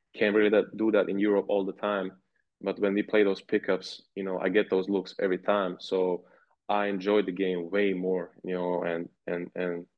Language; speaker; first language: English; non-native, fluent; Serbian